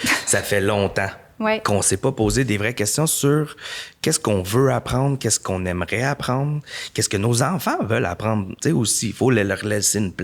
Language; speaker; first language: French; native; French